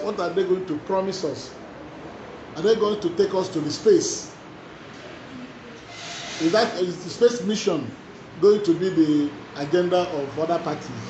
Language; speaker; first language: English; non-native, local second language; Igbo